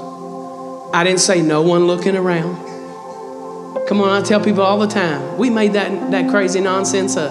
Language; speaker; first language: English; native; English